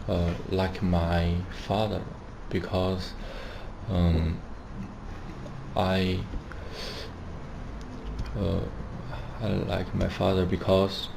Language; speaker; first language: English; non-native, learner; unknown